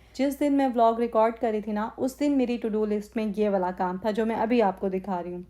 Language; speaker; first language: Urdu; native; Urdu